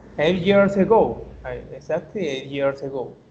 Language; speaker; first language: English; non-native, learner; Spanish